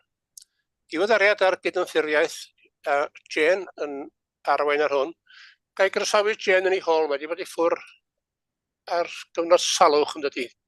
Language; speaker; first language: Welsh; native; Welsh